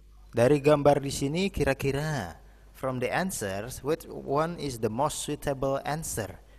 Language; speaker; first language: English; non-native, fluent; Indonesian